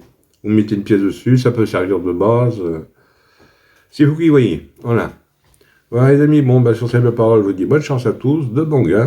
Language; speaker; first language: French; native; French